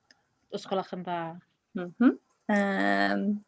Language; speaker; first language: Welsh; non-native, learner; English